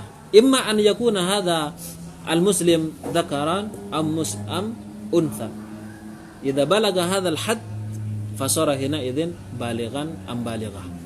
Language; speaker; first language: Arabic; non-native, fluent; Indonesian